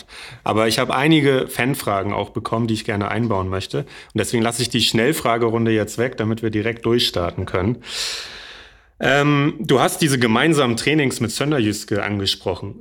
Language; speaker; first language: German; native; German